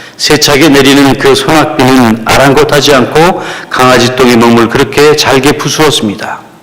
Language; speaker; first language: Korean; native; Korean